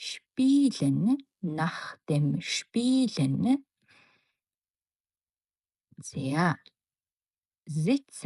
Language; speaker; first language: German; non-native, fluent; Mongolian